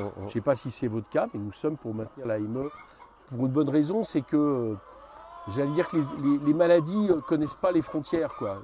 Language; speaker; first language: French; native; French